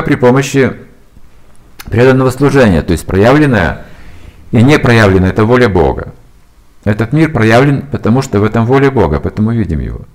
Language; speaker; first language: Russian; native; Russian